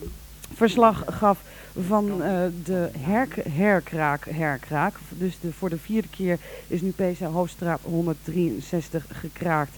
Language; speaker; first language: Dutch; native; Dutch